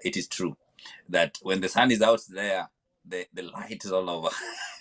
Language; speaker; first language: English; non-native, local second language; Luo (Kenya and Tanzania)